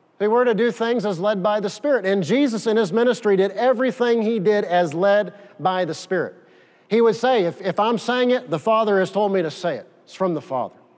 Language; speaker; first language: English; native; English